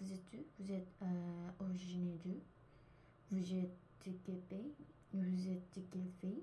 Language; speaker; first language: French; non-native, learner; Korean